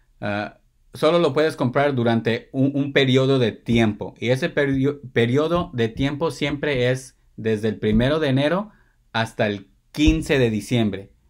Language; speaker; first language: Spanish; early bilingual, heritage; Spanish